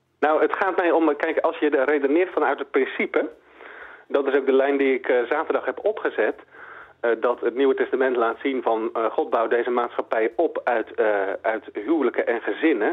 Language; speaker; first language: Dutch; native; Dutch